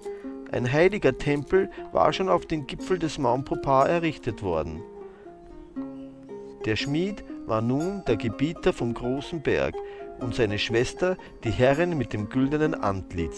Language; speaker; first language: German; native; German